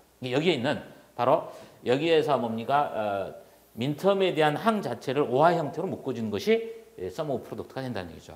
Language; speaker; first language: Korean; native; Korean